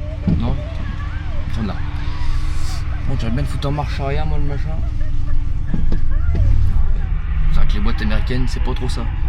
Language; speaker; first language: French; native; French